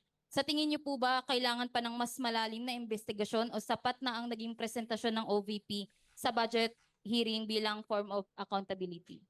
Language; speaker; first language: Filipino; native; Filipino